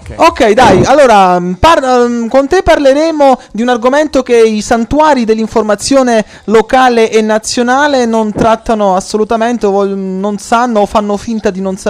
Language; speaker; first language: Italian; native; Italian